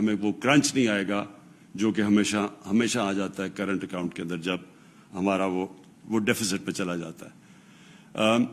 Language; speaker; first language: Urdu; native; Urdu